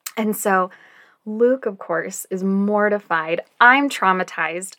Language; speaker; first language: English; native; English